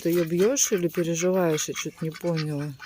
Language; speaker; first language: Russian; native; Russian